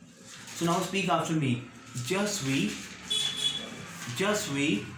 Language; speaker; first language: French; non-native, learner; Hindi